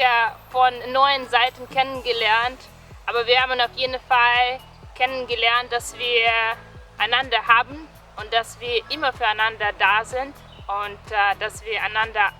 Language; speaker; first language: German; non-native, fluent; Russian